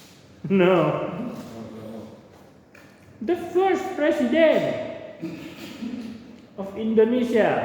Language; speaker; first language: English; non-native, local second language; Indonesian